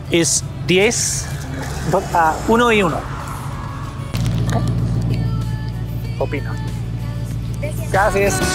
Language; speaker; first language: Spanish; non-native, learner; English